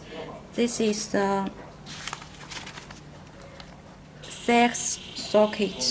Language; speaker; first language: English; non-native, learner; Chinese